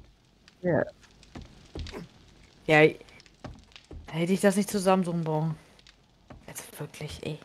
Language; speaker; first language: German; native; German